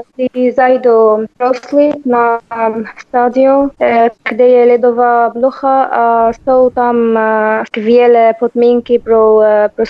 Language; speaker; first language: Czech; non-native, learner; Arabic